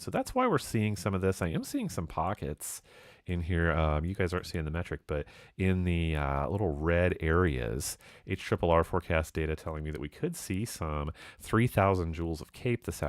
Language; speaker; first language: English; native; English